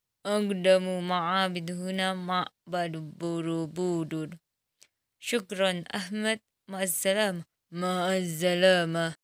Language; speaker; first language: Arabic; non-native, fluent; Indonesian